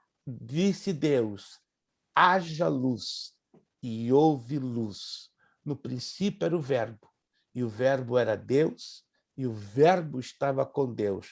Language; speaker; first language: Portuguese; native; Portuguese